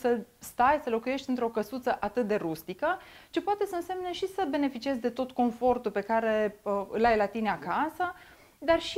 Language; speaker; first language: Romanian; native; Romanian